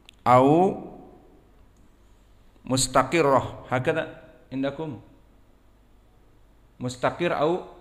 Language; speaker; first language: Arabic; non-native, fluent; Indonesian